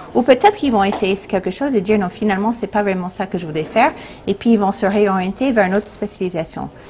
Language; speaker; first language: French; non-native, fluent; English